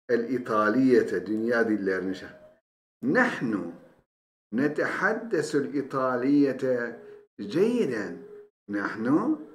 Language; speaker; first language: Arabic; non-native, fluent; Turkish